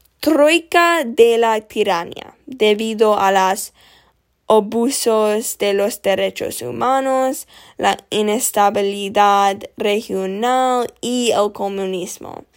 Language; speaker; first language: Spanish; non-native, learner; English